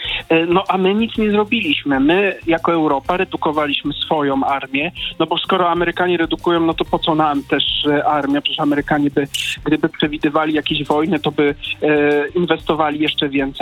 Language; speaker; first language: Polish; native; Polish